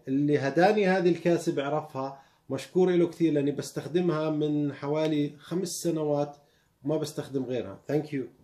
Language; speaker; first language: Arabic; native; Arabic